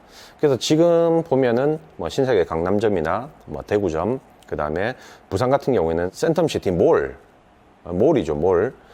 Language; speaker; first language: Korean; native; Korean